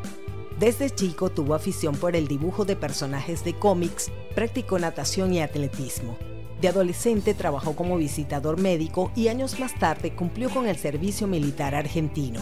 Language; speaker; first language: Spanish; native; Spanish